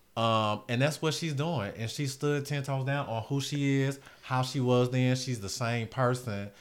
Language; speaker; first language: English; native; English